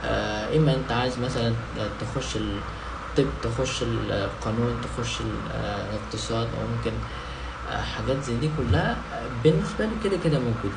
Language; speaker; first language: Arabic; non-native, fluent; Indonesian